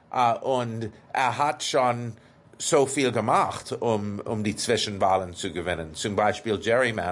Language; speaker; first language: German; non-native, fluent; English